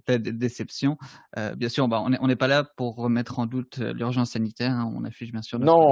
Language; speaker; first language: French; native; French